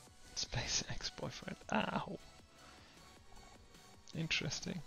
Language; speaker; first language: English; non-native, fluent; German